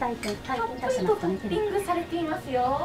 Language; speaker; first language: Japanese; native; Japanese